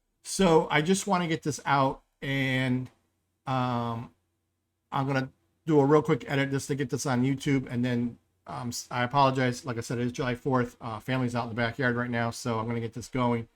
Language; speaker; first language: English; native; English